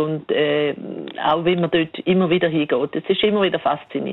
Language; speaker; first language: German; native; German